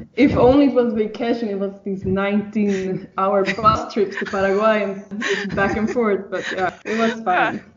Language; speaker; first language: English; non-native, fluent; Swedish